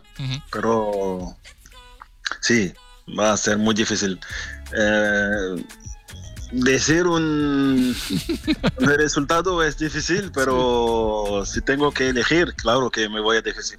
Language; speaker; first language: Spanish; non-native, fluent; French